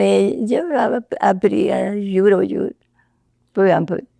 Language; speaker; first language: French; non-native, learner; Spanish